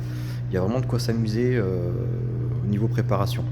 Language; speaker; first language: French; native; French